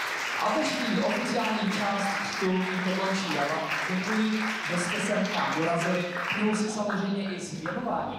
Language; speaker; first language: Czech; native; Czech